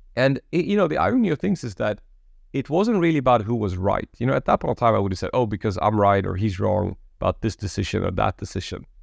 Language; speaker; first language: English; early bilingual, other home language; Polish